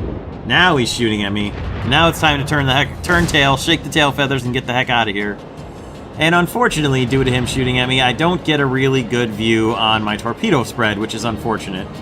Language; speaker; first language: English; native; English